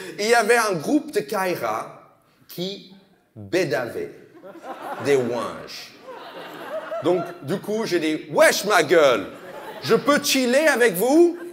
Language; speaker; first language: French; non-native, fluent; English